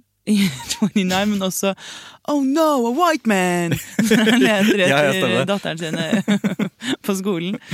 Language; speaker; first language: Norwegian; native; Norwegian